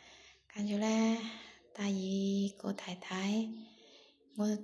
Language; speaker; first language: Cantonese; non-native, learner; Indonesian